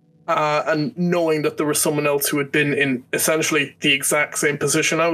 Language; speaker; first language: English; native; English